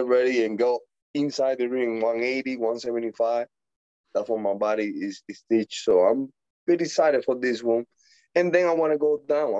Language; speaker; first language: English; non-native, learner; Spanish